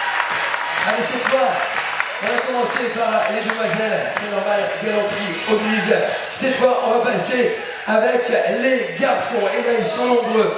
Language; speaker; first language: French; native; French